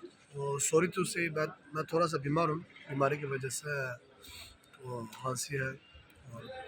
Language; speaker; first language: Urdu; non-native, learner; Turkish